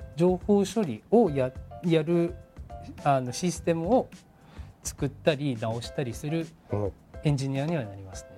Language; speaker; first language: Japanese; non-native, fluent; Filipino